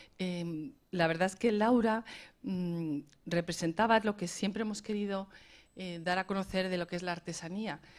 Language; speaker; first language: Spanish; native; Spanish